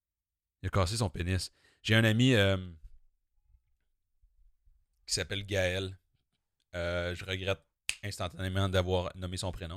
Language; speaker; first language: French; native; French